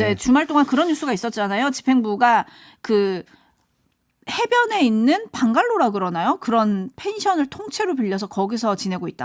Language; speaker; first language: Korean; native; Korean